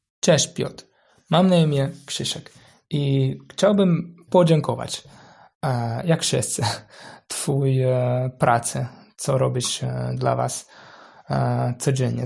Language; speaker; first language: Polish; non-native, learner; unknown